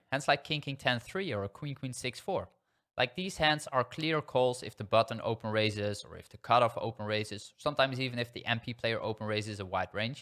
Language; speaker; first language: English; non-native, fluent; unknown